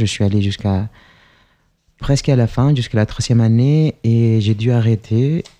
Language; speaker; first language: French; non-native, fluent; Spanish